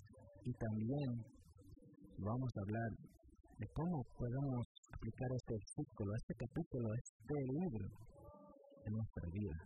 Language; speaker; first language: Spanish; early bilingual, heritage; English